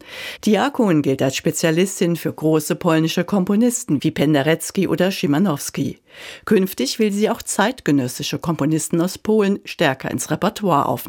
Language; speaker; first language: German; native; German